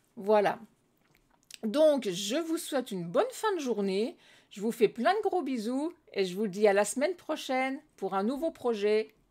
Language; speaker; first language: French; native; French